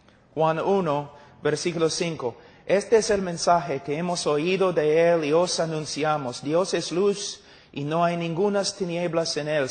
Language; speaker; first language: Spanish; non-native, fluent; English